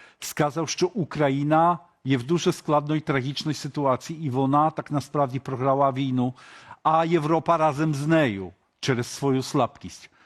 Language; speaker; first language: Polish; non-native, learner; Ukrainian